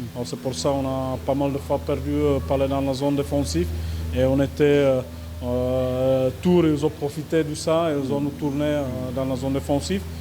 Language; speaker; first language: French; non-native, fluent; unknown